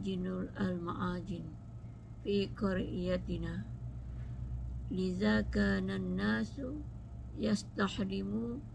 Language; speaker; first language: Arabic; non-native, learner; Malay